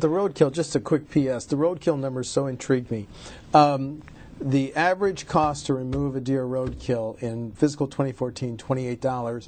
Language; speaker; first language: English; native; English